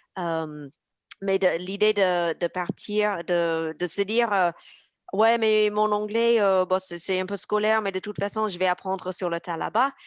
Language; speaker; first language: French; native; French